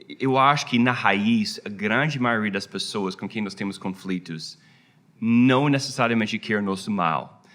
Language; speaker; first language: Portuguese; non-native, fluent; English